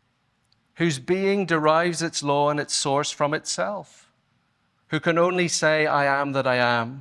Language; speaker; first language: English; native; English